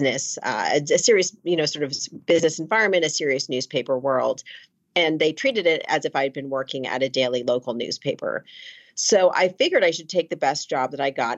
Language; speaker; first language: English; native; English